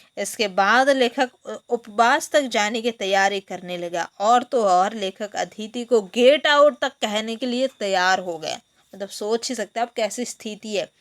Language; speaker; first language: Hindi; non-native, local second language; Bangla